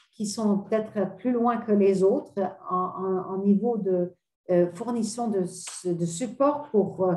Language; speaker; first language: French; non-native, fluent; Swedish